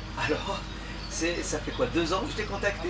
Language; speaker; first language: French; native; French